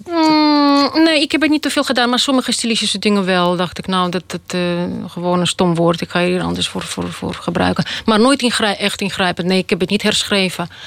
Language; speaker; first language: Dutch; non-native, fluent; Russian